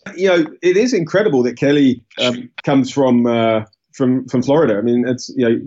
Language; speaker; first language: English; native; English